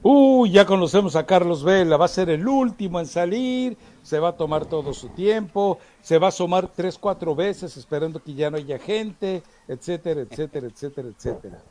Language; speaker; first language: Spanish; native; Spanish